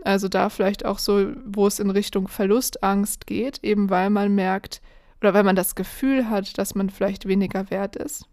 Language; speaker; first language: German; native; German